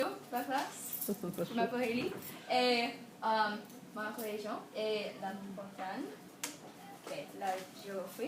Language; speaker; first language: French; non-native, learner; English